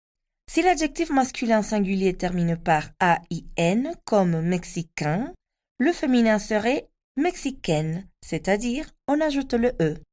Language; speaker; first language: French; non-native, fluent; Spanish